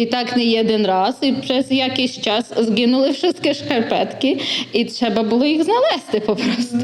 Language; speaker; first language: Polish; non-native, learner; Ukrainian